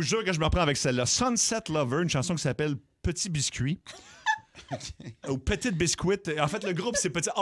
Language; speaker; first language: French; native; French